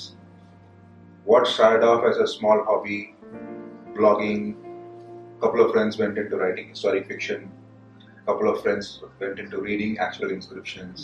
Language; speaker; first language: English; non-native, local second language; Tamil